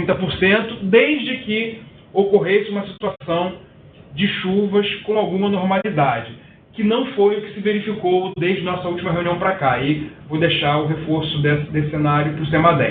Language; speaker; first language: Portuguese; native; Portuguese